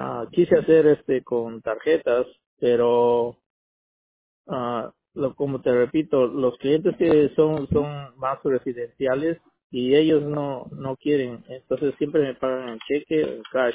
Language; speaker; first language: Spanish; native; Spanish